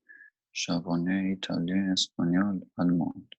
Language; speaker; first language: French; non-native, learner; Albanian